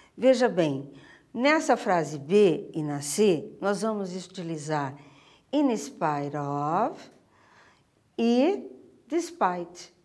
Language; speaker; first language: Portuguese; native; Portuguese